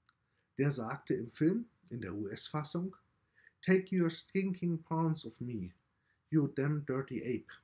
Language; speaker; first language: German; native; German